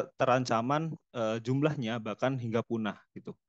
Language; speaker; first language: Indonesian; non-native, local second language; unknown